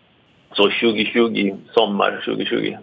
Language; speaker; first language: Swedish; non-native, fluent; Italian